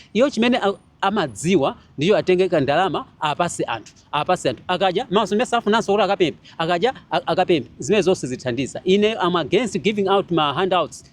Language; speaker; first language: Nyanja; native; Nyanja